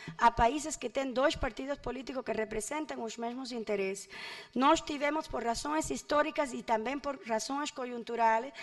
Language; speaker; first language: Portuguese; non-native, fluent; Spanish